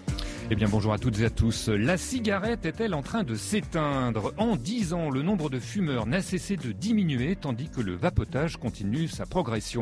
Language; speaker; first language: French; native; French